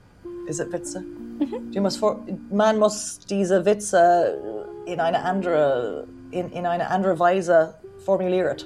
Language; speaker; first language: German; non-native, learner; English